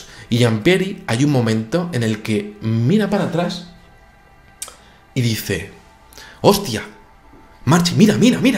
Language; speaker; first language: Spanish; native; Spanish